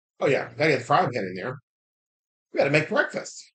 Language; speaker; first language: English; native; English